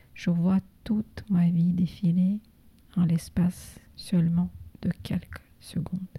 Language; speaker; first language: French; non-native, fluent; Russian